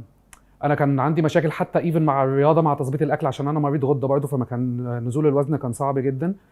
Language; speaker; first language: Arabic; native; Arabic